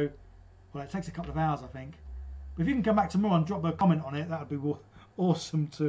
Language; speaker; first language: English; native; English